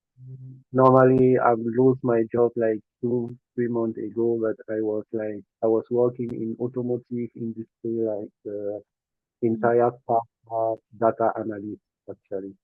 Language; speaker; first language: English; non-native, learner; French